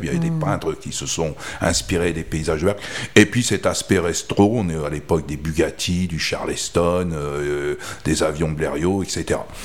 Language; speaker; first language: French; native; French